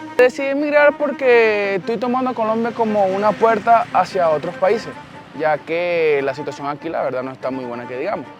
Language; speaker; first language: Spanish; native; Spanish